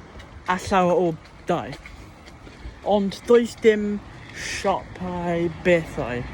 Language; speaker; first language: Welsh; non-native, learner; English